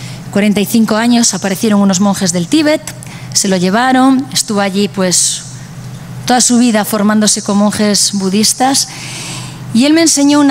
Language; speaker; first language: Spanish; native; Spanish